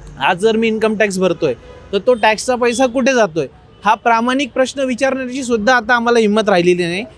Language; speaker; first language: Marathi; native; Marathi